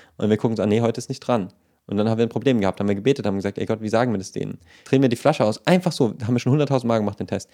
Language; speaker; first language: German; native; German